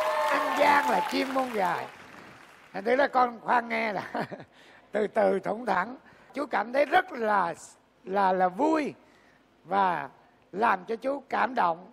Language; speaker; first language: Vietnamese; native; Vietnamese